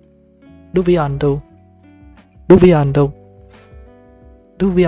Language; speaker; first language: French; non-native, learner; Vietnamese